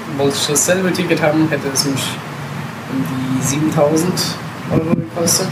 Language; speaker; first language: German; non-native, fluent; Italian